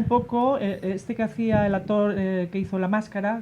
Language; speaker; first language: Spanish; native; Spanish